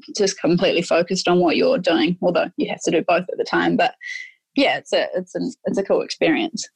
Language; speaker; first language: English; native; English